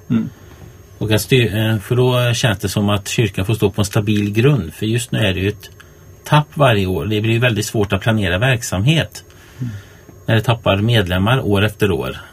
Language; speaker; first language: Swedish; native; Swedish